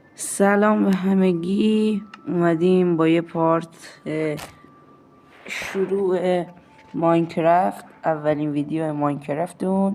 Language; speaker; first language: Persian; native; Persian